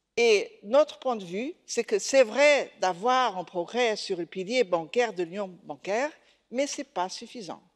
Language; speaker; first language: French; non-native, fluent; Portuguese